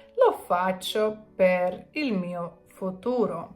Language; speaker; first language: Italian; non-native, fluent; Ukrainian